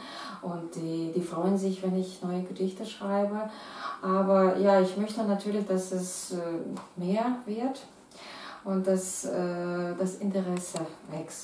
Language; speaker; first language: German; non-native, fluent; Russian